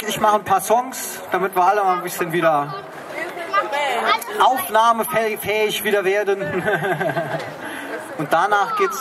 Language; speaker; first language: German; native; German